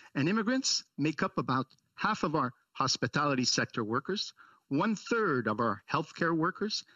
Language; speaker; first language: English; early bilingual, other home language; Italian